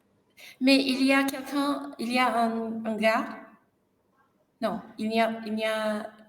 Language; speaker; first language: French; non-native, learner; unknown